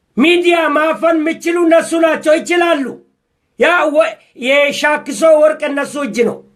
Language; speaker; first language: Amharic; non-native, local second language; Oromo